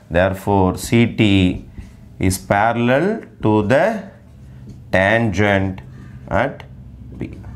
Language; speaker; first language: English; non-native, local second language; Tamil